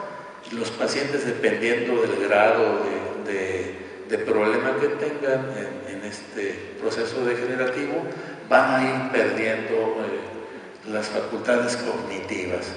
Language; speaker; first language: Spanish; native; Spanish